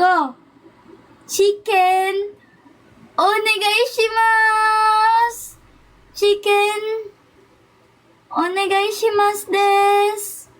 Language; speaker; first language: Japanese; non-native, learner; Filipino